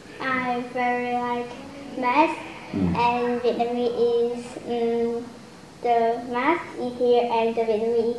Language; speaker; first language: English; non-native, learner; Vietnamese